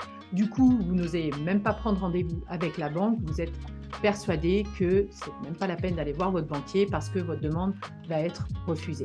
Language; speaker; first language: French; native; French